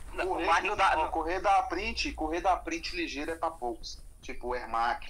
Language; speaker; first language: Portuguese; native; Portuguese